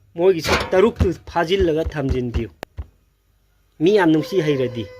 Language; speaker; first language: Manipuri; non-native, local second language; Tangkhul Naga (India)